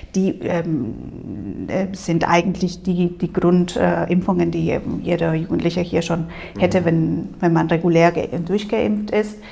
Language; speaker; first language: German; non-native, fluent; Spanish